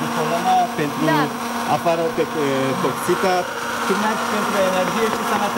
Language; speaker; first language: Romanian; non-native, learner; Turkish